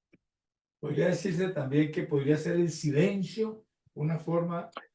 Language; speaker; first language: Spanish; native; Spanish